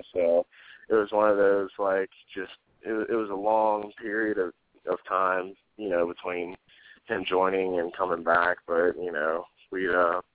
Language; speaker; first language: English; native; English